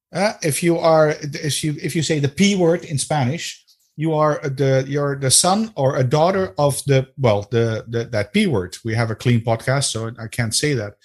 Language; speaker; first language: English; non-native, fluent; Dutch